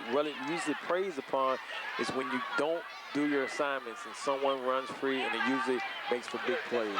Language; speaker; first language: English; native; English